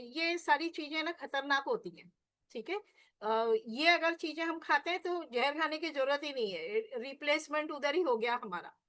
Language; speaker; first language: Hindi; non-native, local second language; Marathi